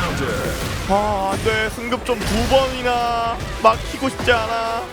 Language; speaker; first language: Korean; native; Korean